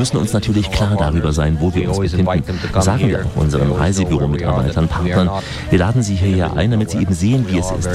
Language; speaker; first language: German; native; German